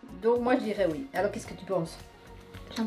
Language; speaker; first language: French; native; French